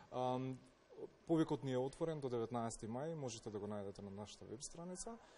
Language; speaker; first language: Macedonian; native; Macedonian